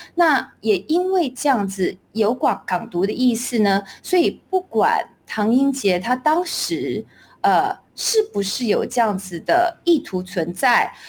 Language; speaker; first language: Chinese; native; Chinese